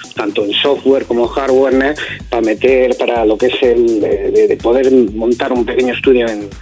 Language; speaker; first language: Spanish; native; Spanish